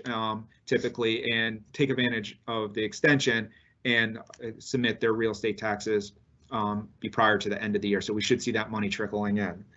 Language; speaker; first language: English; native; English